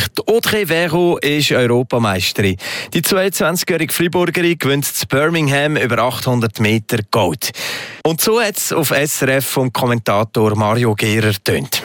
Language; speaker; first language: German; native; German